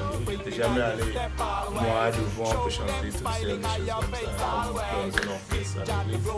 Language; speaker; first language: French; non-native, fluent; English